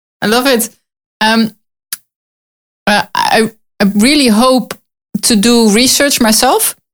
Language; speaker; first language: English; non-native, learner; Dutch